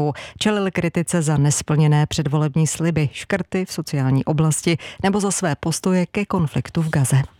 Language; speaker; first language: Czech; native; Czech